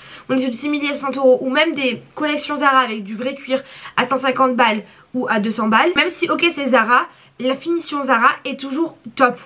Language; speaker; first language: French; native; French